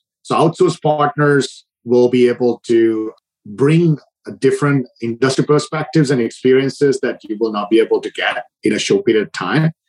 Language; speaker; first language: English; non-native, local second language; Sinhala